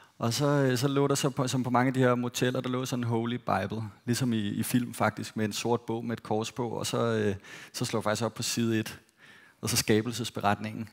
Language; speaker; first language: Danish; native; Danish